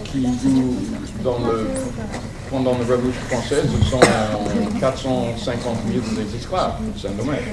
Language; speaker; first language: French; non-native, learner; English